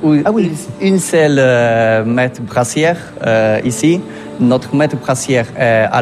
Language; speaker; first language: French; non-native, learner; Polish